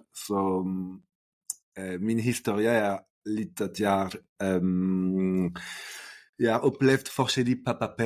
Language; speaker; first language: Norwegian; non-native, fluent; French